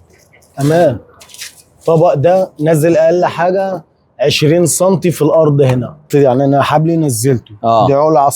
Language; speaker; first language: Arabic; native; Arabic